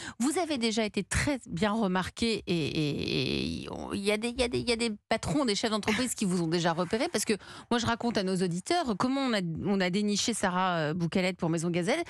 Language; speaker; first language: French; native; French